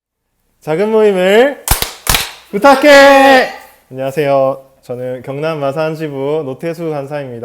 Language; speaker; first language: Korean; native; Korean